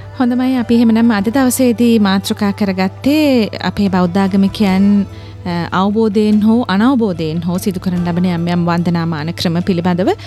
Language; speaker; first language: Sinhala; native; Sinhala